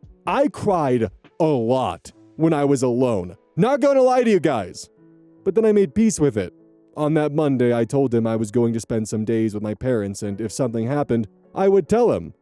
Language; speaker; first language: English; native; English